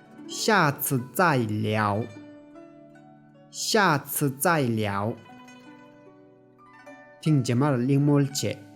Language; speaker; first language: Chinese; non-native, fluent; Tibetan